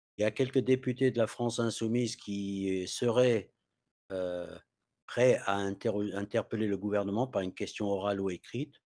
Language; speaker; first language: French; non-native, fluent; English